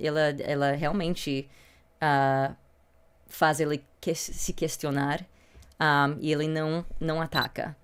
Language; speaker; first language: Portuguese; non-native, fluent; English